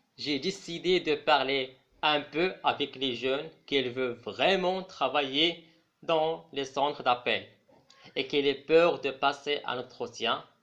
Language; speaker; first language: French; non-native, local second language; Arabic